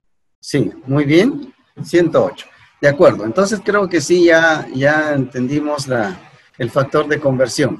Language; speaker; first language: Spanish; native; Spanish